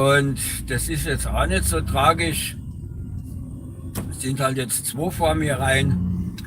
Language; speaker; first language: German; native; German